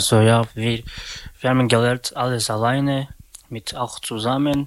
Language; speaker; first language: German; non-native, learner; Slovak